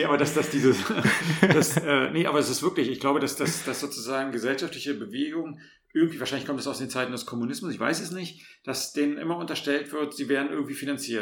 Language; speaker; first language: German; native; German